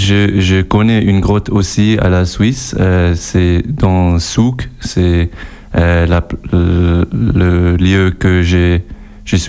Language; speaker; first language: French; non-native, learner; German